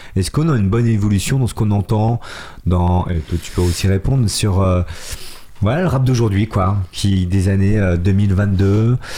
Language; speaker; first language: French; native; French